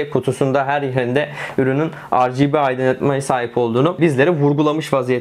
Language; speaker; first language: Turkish; native; Turkish